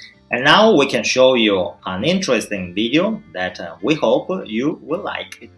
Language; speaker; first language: English; non-native, fluent; Italian